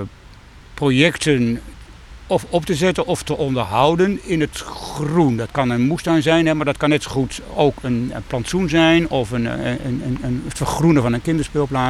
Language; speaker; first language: Dutch; native; Dutch